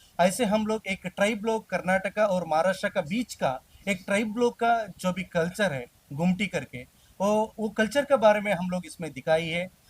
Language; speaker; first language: Hindi; non-native, local second language; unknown